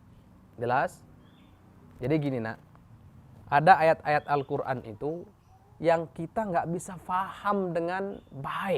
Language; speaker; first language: Indonesian; native; Indonesian